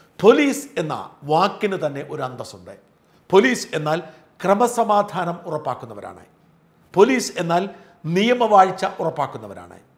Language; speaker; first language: Malayalam; native; Malayalam